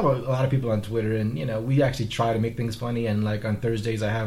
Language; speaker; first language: English; non-native, fluent; Vietnamese